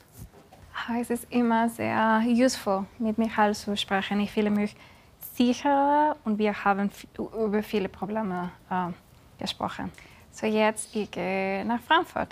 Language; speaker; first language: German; non-native, learner; Spanish